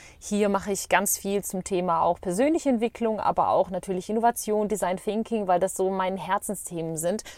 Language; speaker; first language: German; early bilingual, other home language; Bosnian